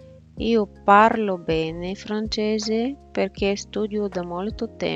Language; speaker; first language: Italian; non-native, fluent; Bulgarian